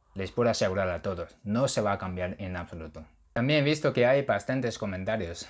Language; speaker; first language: Spanish; non-native, fluent; Chinese